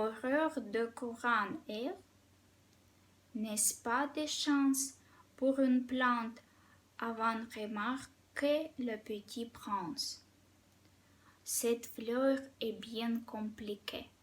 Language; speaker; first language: French; non-native, fluent; Russian